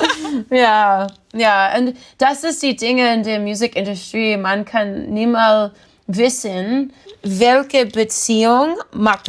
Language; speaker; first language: German; non-native, learner; English